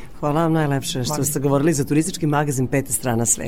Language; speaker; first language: Serbian; native; Serbian